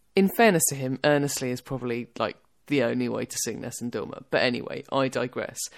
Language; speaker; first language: English; native; English